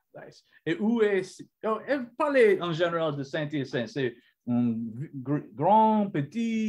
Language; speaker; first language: French; non-native, learner; English